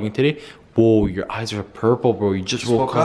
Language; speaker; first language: English; native; English